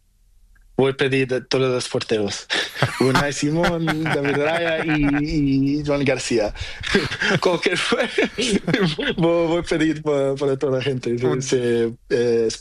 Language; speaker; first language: Spanish; non-native, learner; Portuguese